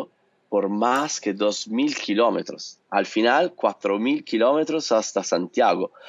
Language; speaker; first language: Spanish; non-native, fluent; Italian